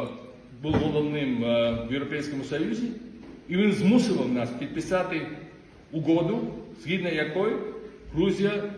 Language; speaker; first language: Ukrainian; non-native, fluent; Georgian